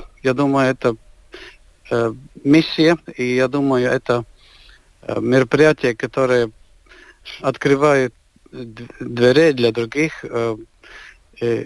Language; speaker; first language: Russian; non-native, local second language; Latvian